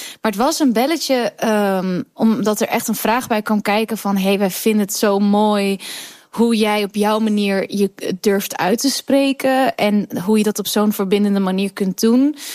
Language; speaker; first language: Dutch; early bilingual, other home language; Kurdish